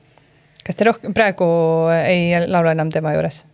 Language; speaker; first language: Estonian; native; Estonian